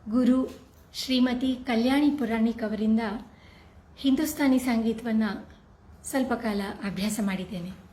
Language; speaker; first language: Kannada; native; Kannada